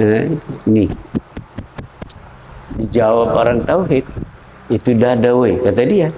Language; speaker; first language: Indonesian; native; Indonesian